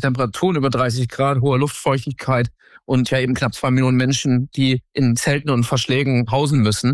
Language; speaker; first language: German; native; German